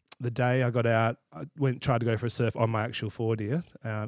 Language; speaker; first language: English; native; English